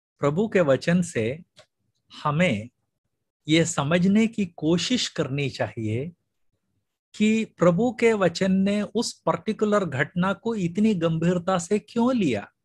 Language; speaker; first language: Hindi; non-native, local second language; Malayalam